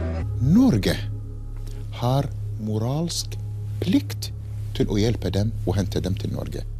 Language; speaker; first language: Norwegian; non-native, fluent; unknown